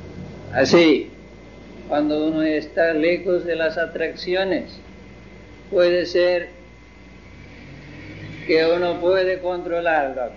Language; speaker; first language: Spanish; non-native, fluent; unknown